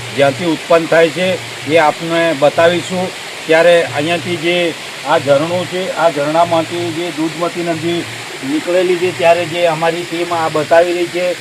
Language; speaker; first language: Gujarati; native; Gujarati